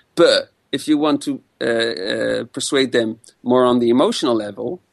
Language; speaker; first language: English; non-native, fluent; Dutch